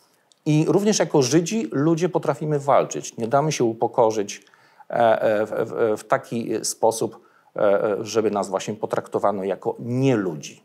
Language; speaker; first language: Polish; native; Polish